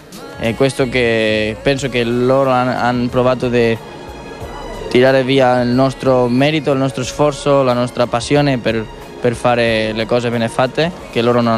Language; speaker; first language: Italian; non-native, learner; Catalan